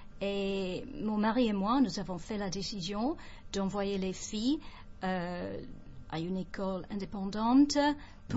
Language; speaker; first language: French; non-native, fluent; English